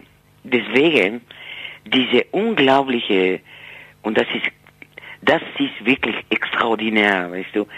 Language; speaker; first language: German; non-native, fluent; Spanish